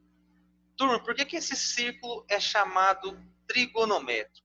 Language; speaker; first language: Portuguese; native; Portuguese